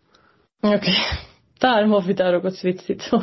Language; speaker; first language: Georgian; early bilingual, heritage; Georgian